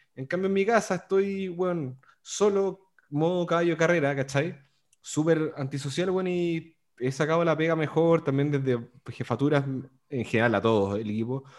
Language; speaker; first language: Spanish; native; Spanish